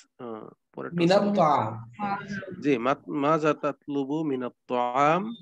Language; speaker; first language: Arabic; non-native, learner; Bangla